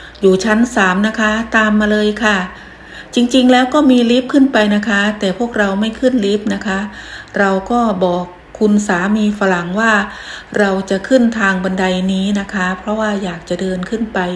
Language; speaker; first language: Thai; native; Thai